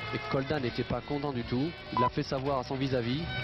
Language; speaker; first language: French; native; French